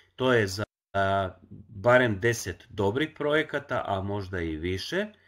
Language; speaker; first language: Croatian; non-native, local second language; Hungarian